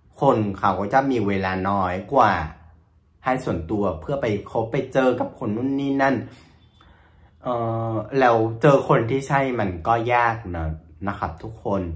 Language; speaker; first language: Thai; non-native, fluent; Vietnamese